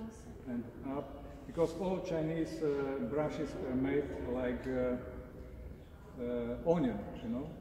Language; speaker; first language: English; non-native, learner; Slovak